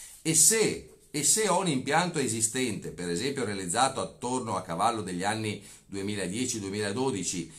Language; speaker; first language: Italian; native; Italian